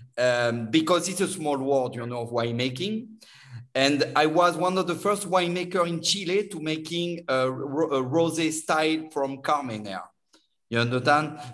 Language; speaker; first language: English; non-native, learner; French